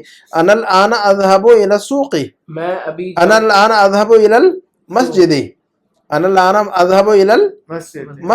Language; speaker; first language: Arabic; non-native, fluent; Urdu